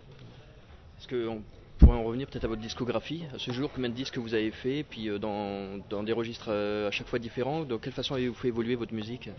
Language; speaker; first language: French; native; French